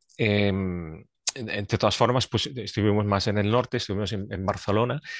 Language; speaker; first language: Spanish; non-native, fluent; Swiss German